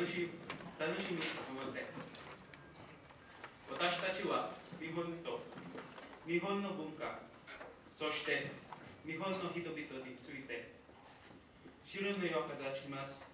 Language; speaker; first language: Japanese; non-native, learner; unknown